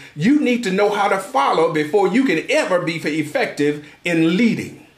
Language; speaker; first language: English; native; English